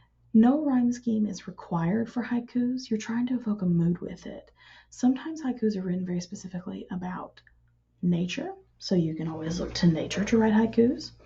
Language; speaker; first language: English; native; English